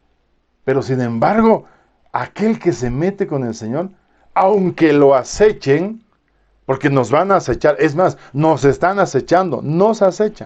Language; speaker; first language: Spanish; native; Spanish